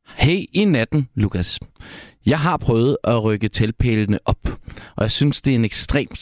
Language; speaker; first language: Danish; native; Danish